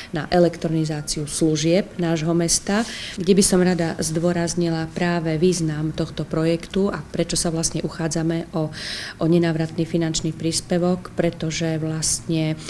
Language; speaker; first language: Slovak; native; Slovak